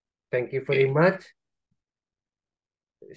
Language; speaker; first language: English; non-native, learner; Indonesian